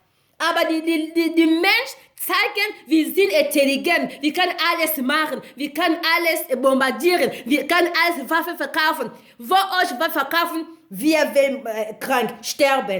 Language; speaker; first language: German; non-native, learner; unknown